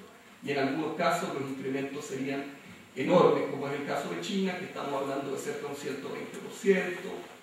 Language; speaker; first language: Spanish; native; Spanish